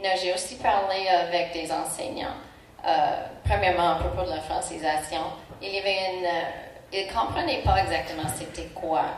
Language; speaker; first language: French; non-native, local second language; English